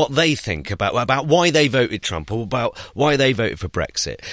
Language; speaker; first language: English; native; English